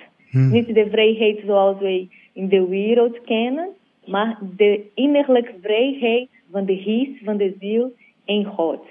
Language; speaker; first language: Dutch; non-native, learner; Portuguese